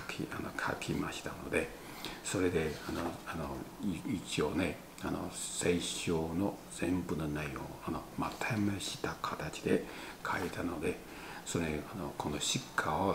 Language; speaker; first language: Japanese; non-native, learner; Chinese